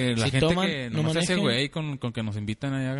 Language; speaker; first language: Spanish; native; Spanish